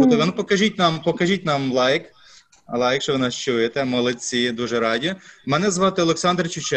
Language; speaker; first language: Ukrainian; native; Ukrainian